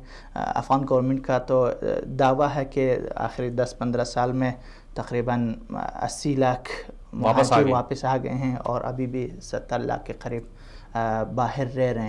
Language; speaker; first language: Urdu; non-native, fluent; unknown